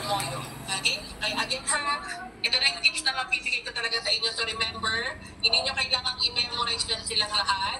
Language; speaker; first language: Filipino; native; Filipino